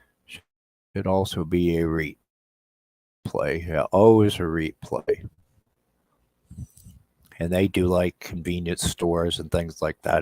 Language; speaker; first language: English; native; English